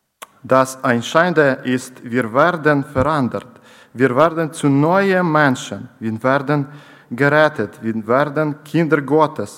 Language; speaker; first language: German; non-native, learner; Ukrainian